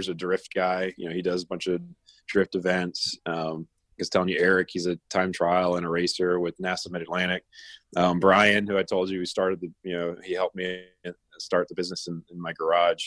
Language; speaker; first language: English; native; English